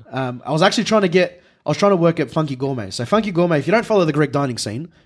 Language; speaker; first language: English; native; English